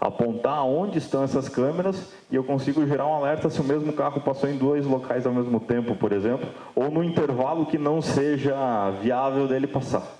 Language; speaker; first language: Portuguese; native; Portuguese